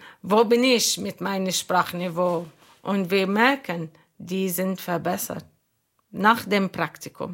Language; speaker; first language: German; non-native, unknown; Arabic